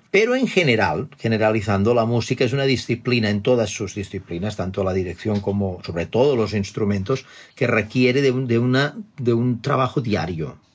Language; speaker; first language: Spanish; non-native, local second language; Catalan